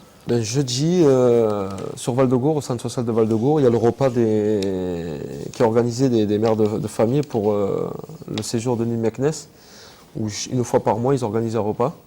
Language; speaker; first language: French; native; French